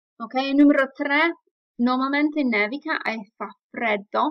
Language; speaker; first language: Italian; non-native, fluent; English